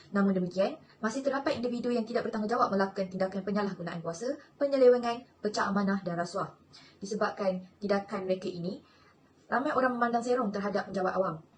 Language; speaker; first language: Malay; native; Malay